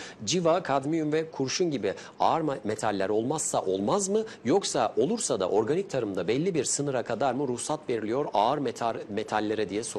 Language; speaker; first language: Turkish; native; Turkish